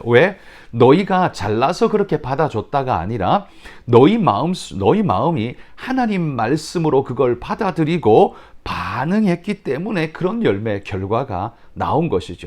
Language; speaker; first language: Korean; native; Korean